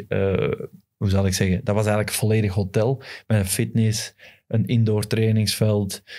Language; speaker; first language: Dutch; native; Dutch